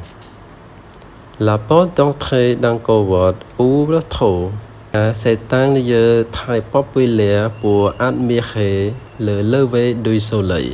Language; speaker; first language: French; non-native, learner; Khmer